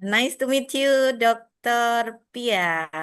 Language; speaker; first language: English; non-native, fluent; Indonesian